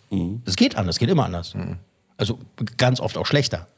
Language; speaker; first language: German; native; German